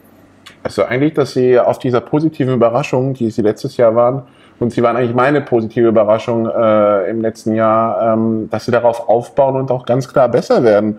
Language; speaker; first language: German; native; German